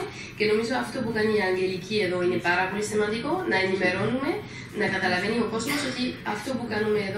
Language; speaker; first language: Greek; non-native, fluent; French